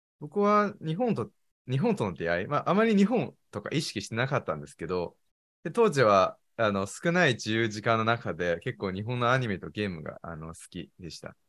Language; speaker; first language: Japanese; non-native, fluent; Chinese